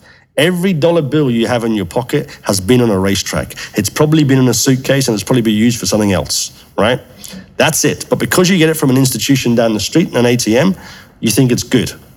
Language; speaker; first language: English; native; English